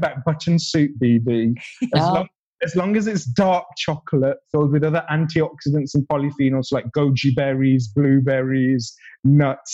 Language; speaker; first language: English; native; English